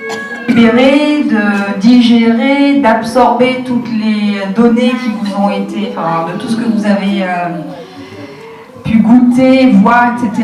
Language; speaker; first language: French; native; French